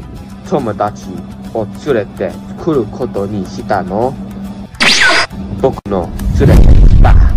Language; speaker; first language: Japanese; non-native, learner; English